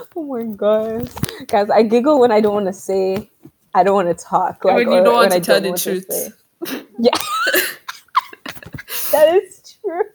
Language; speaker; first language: English; native; English